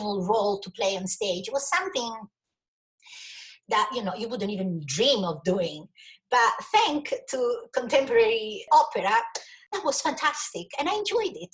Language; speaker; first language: English; non-native, fluent; Italian